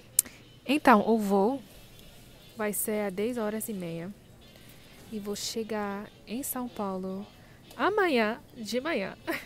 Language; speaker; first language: Portuguese; non-native, fluent; English